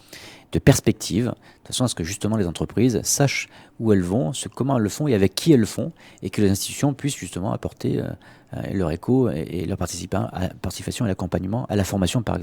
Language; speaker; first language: French; native; French